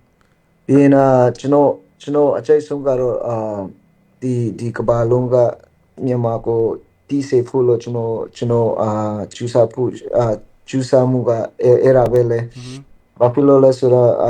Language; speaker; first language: Burmese; early bilingual, heritage; Burmese